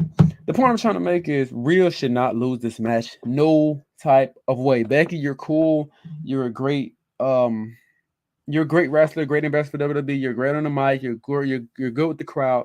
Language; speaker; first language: English; native; English